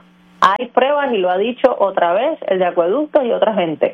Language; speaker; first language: Spanish; native; Spanish